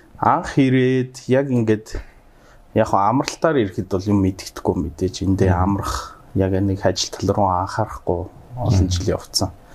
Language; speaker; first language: Mongolian; early bilingual, heritage; Mongolian